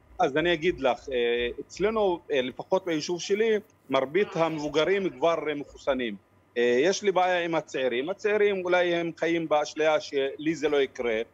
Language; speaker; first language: Hebrew; non-native, local second language; Arabic